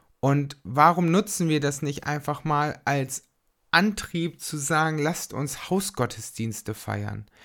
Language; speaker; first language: German; native; German